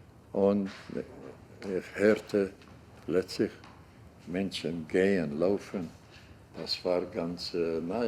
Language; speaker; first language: German; non-native, learner; Hungarian